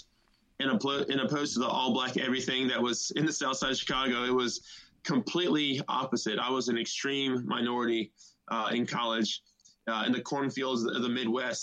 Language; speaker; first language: English; native; English